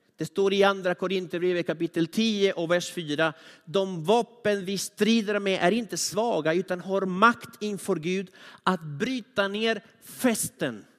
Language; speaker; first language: Swedish; non-native, fluent; Spanish